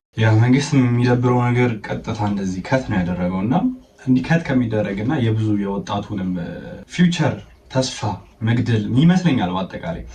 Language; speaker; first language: Amharic; native; Amharic